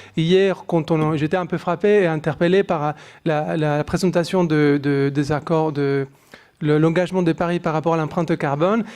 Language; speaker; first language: French; non-native, fluent; Spanish